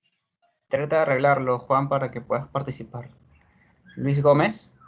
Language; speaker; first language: Spanish; native; Spanish